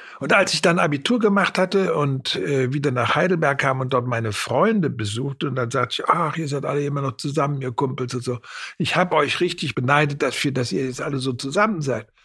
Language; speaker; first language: German; native; German